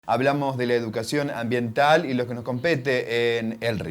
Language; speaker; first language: Spanish; native; Spanish